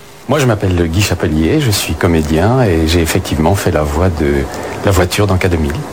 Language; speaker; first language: French; native; French